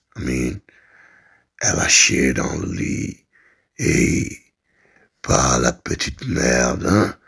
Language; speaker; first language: French; native; French